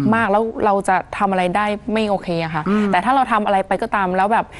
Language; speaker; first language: Thai; native; Thai